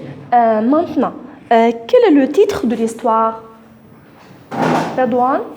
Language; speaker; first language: French; non-native, fluent; Arabic